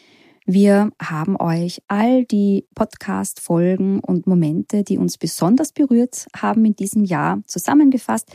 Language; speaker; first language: German; native; German